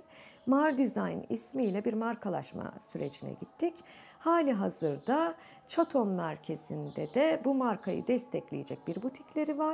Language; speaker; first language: Turkish; native; Turkish